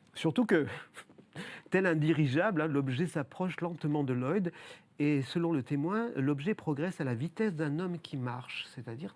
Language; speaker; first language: French; native; French